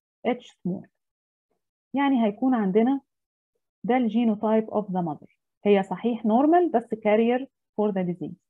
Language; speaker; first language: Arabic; native; Arabic